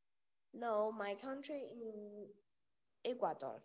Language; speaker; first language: English; non-native, learner; Spanish